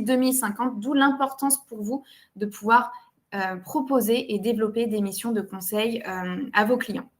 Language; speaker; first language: French; native; French